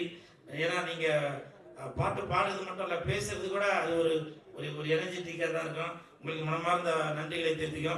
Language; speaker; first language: Tamil; native; Tamil